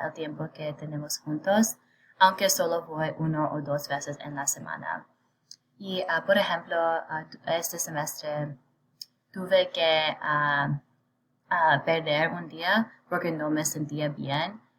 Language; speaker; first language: Spanish; non-native, learner; English